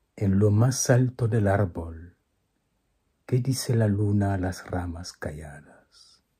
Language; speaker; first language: Spanish; non-native, fluent; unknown